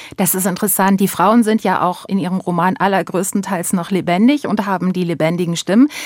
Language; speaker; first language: German; native; German